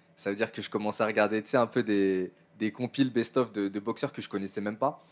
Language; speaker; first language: French; native; French